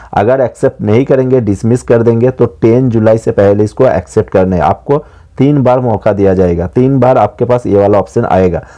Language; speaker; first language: Hindi; non-native, local second language; Bangla